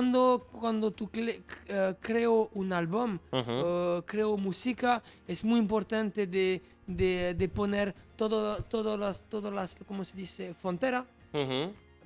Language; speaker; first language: Spanish; non-native, learner; French